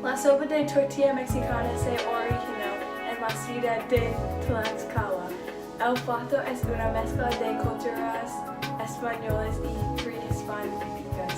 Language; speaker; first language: Spanish; non-native, learner; English